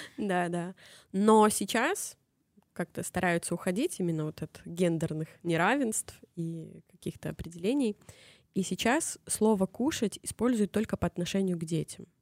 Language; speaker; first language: Russian; native; Russian